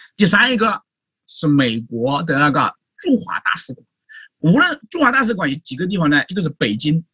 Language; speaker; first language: Chinese; native; Chinese